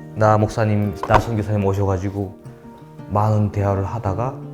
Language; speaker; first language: Korean; native; Korean